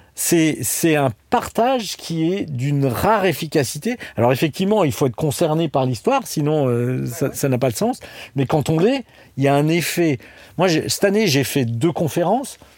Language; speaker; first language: French; native; French